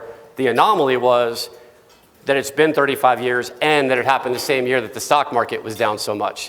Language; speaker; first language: English; native; English